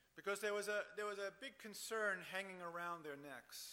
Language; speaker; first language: English; native; English